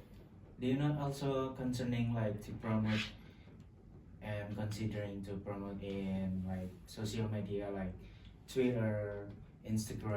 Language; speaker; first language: English; non-native, local second language; Indonesian